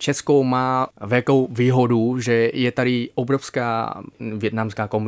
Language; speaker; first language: Czech; non-native, fluent; Vietnamese